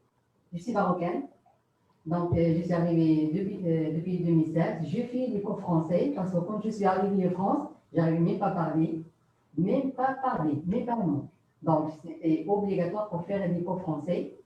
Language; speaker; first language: French; non-native, learner; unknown